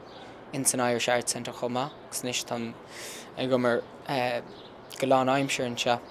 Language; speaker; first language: Irish; early bilingual, heritage; English